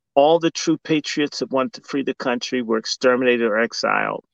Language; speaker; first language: English; native; English